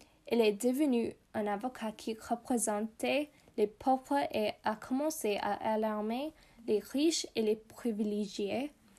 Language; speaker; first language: French; non-native, learner; English